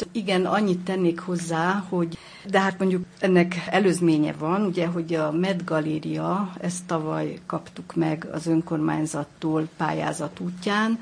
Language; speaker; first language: Hungarian; native; Hungarian